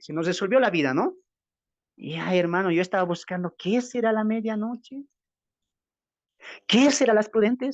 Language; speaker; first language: Spanish; native; Spanish